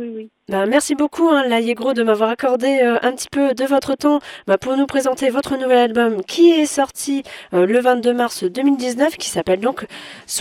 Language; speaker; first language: French; native; French